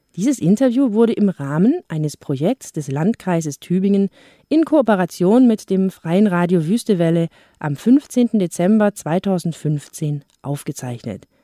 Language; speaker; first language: German; native; German